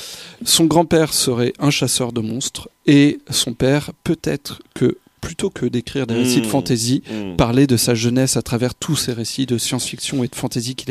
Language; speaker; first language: French; native; French